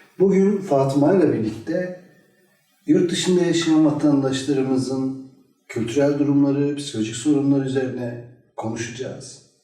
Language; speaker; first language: Turkish; native; Turkish